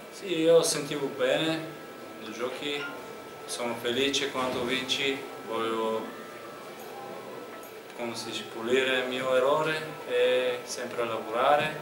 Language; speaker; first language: Italian; non-native, learner; Bulgarian